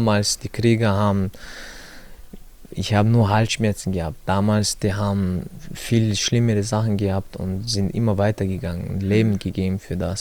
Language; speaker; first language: German; non-native, learner; Chechen